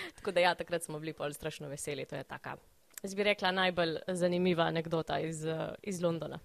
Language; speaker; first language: Slovenian; native; Slovenian